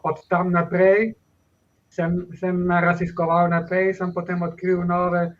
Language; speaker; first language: Slovenian; non-native, fluent; Spanish